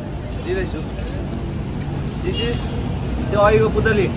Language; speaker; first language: English; non-native, learner; Nepali